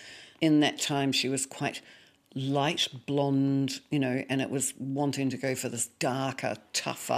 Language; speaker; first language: English; native; English